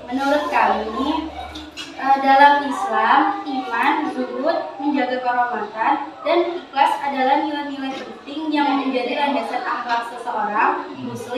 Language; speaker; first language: Indonesian; native; Indonesian